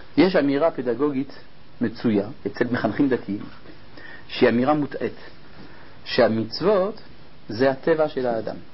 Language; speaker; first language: Hebrew; native; Hebrew